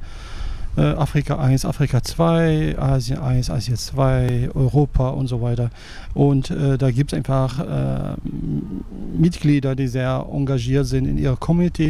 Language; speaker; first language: German; non-native, fluent; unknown